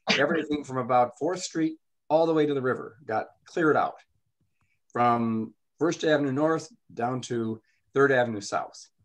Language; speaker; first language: English; native; English